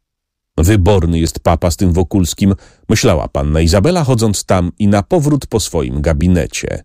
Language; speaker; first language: Polish; native; Polish